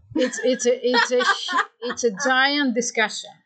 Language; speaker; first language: English; non-native, fluent; Greek